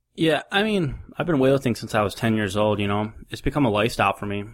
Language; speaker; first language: English; native; English